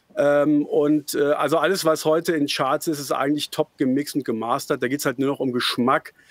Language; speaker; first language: German; native; German